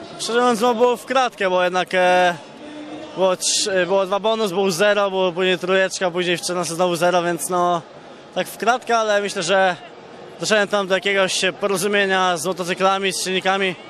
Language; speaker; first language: Polish; non-native, fluent; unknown